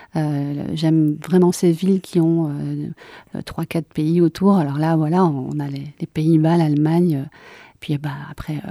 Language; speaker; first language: French; native; French